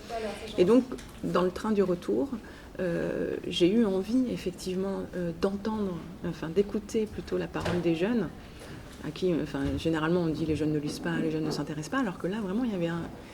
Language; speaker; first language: French; native; French